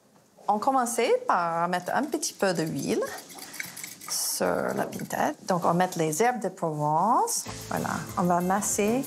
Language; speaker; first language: French; non-native, fluent; English